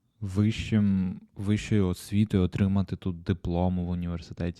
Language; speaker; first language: Ukrainian; non-native, local second language; Russian